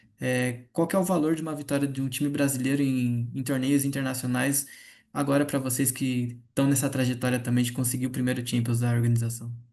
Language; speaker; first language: Portuguese; native; Portuguese